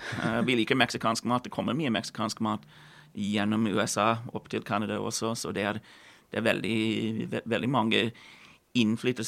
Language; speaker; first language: Norwegian; non-native, fluent; English